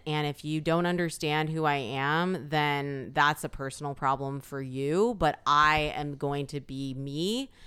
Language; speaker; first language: English; early bilingual, other home language; Korean